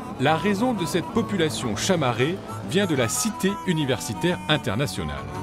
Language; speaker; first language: French; native; French